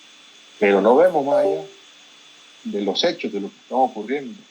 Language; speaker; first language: Spanish; native; Spanish